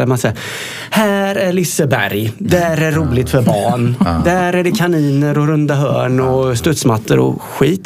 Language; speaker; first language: Swedish; native; Swedish